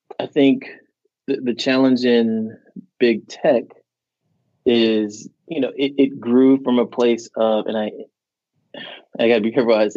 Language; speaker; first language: English; native; English